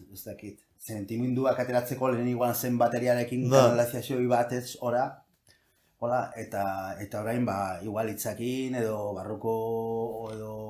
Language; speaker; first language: Basque; non-native, local second language; Spanish